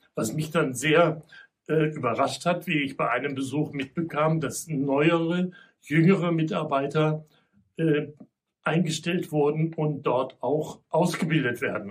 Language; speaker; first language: German; native; German